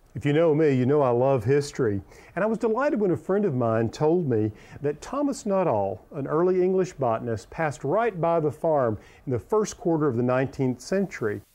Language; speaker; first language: English; native; English